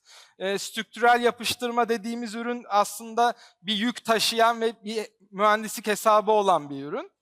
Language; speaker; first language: Turkish; native; Turkish